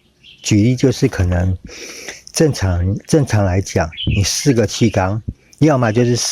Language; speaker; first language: Chinese; native; Chinese